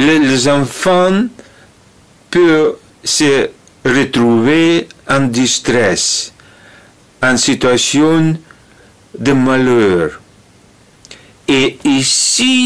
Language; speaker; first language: French; non-native, learner; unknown